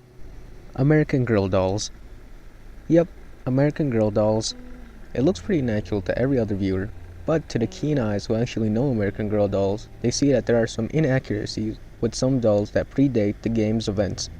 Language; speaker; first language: English; native; English